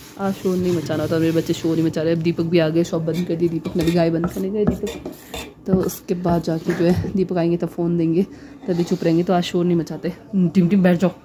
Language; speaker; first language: Hindi; non-native, local second language; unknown